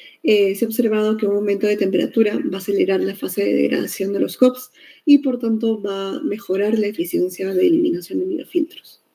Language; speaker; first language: Spanish; native; Spanish